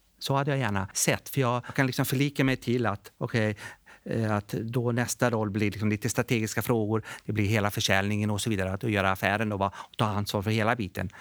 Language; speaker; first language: Swedish; early bilingual, other home language; Bosnian